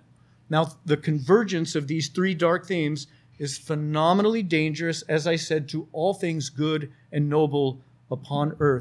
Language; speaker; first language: English; native; English